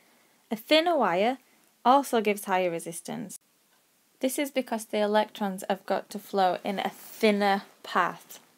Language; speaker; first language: English; native; English